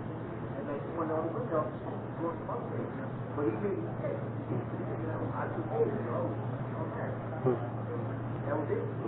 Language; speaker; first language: English; native; English